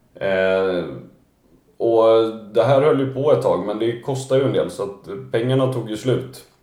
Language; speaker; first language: Swedish; native; Swedish